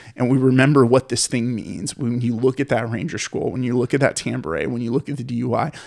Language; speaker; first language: English; native; English